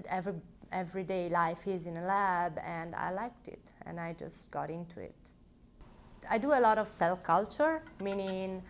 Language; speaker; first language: English; non-native, fluent; Italian